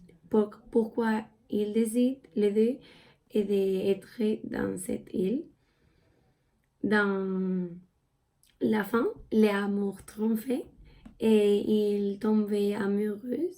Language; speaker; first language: French; non-native, learner; Spanish